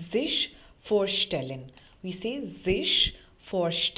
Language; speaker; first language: German; non-native, fluent; Hindi